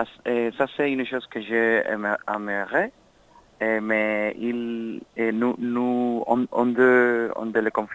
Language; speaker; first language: French; non-native, learner; Spanish